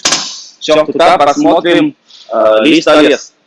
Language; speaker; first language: Russian; non-native, fluent; Chinese